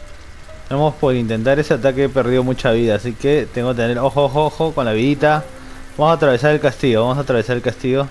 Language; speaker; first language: Spanish; native; Spanish